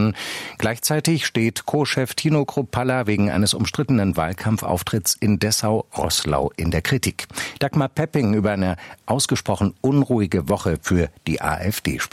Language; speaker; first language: German; native; German